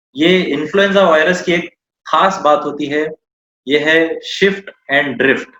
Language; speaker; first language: Hindi; non-native, local second language; Marathi